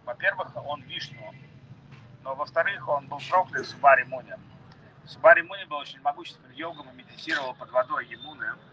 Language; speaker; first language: Russian; native; Russian